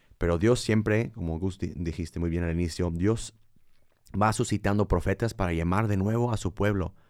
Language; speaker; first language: Spanish; non-native, fluent; English